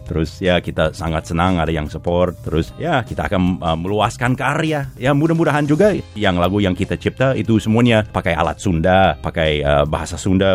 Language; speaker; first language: Indonesian; non-native, fluent; English